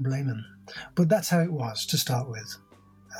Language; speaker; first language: English; native; English